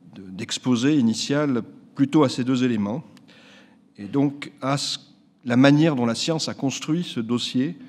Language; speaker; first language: French; native; French